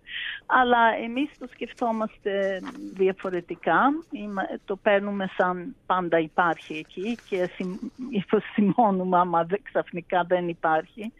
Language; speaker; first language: Greek; early bilingual, heritage; Greek